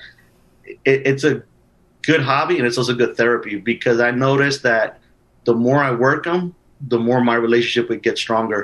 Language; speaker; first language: English; native; English